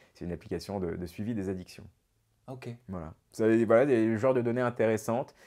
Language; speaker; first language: French; native; French